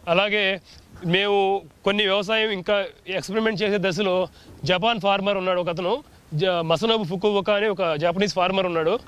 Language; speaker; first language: Telugu; native; Telugu